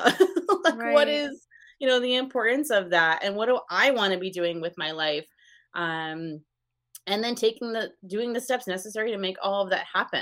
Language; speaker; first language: English; native; English